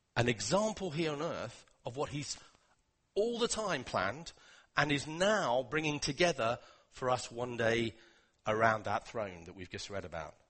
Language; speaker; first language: English; native; English